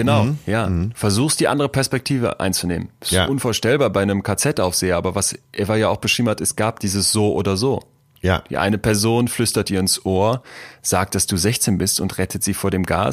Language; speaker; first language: German; native; German